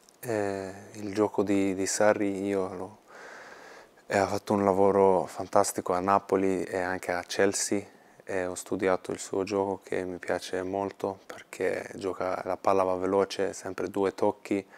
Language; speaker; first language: Italian; non-native, fluent; Swedish